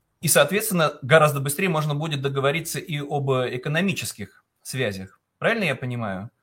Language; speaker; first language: Russian; native; Russian